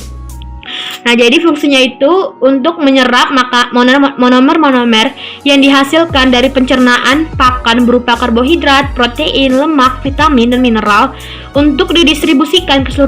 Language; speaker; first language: Indonesian; native; Indonesian